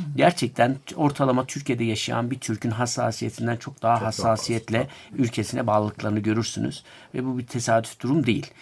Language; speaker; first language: Turkish; native; Turkish